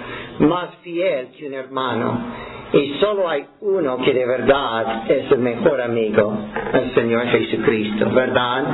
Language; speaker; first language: Spanish; non-native, fluent; English